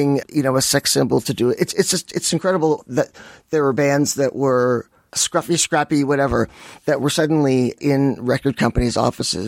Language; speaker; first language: English; native; English